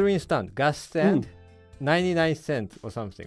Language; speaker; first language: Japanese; non-native, learner; Danish